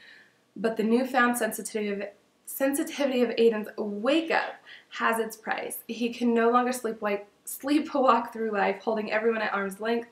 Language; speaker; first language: English; native; English